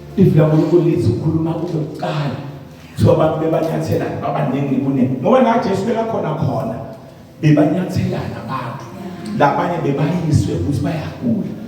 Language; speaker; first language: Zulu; non-native, local second language; Swati